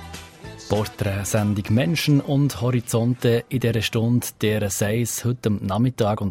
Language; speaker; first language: German; native; German